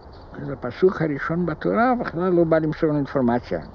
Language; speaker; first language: Hebrew; non-native, fluent; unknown